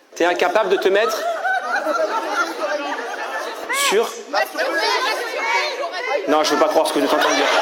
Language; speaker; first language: French; native; French